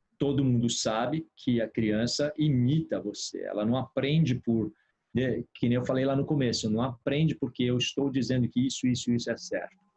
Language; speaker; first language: Portuguese; native; Portuguese